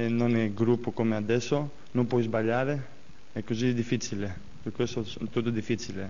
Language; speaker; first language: Italian; non-native, learner; Greek